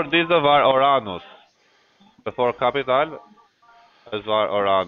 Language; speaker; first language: German; non-native, fluent; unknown